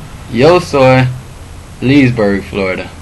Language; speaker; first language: Spanish; non-native, learner; English